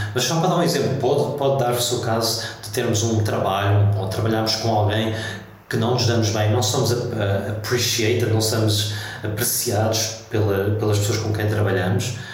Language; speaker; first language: Portuguese; early bilingual, heritage; Portuguese